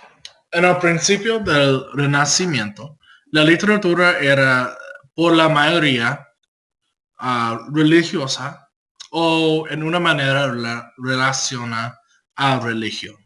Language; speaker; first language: Spanish; non-native, learner; English